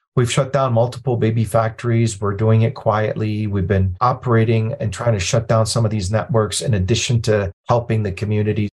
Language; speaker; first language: English; early bilingual, other home language; Arabic